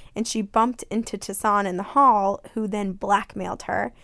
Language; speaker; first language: English; native; English